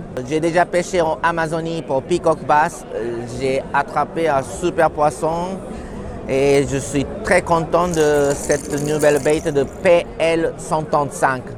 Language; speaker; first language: French; non-native, learner; Japanese